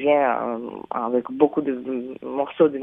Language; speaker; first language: French; non-native, fluent; Japanese